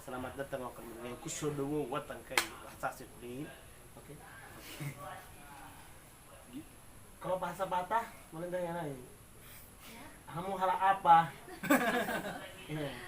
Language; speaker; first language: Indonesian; non-native, learner; Somali